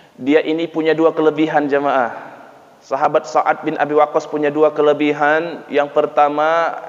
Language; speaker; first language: Indonesian; native; Indonesian